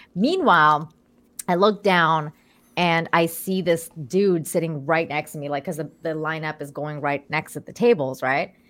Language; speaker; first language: English; early bilingual, other home language; Persian